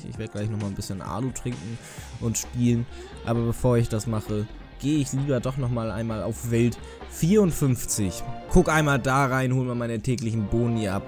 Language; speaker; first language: German; native; German